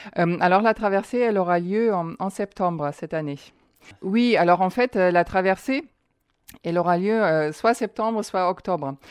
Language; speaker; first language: French; non-native, fluent; German